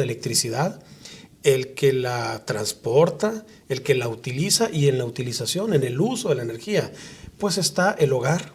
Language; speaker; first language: Spanish; native; Spanish